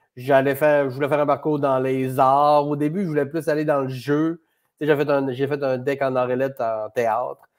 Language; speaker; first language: French; native; French